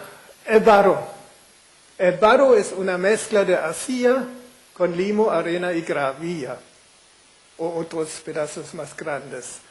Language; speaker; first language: Spanish; non-native, fluent; German